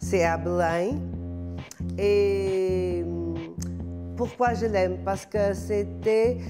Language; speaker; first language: French; non-native, fluent; Portuguese